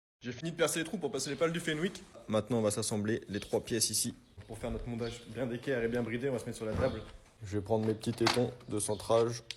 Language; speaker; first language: French; native; French